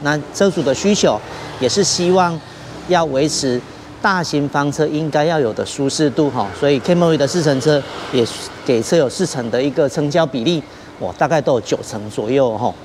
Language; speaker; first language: Chinese; native; Chinese